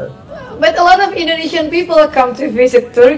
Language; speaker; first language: English; non-native, fluent; Indonesian